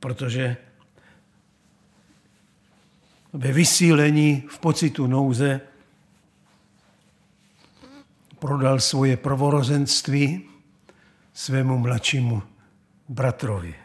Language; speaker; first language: Czech; native; Czech